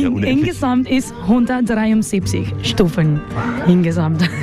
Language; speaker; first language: German; non-native, learner; Spanish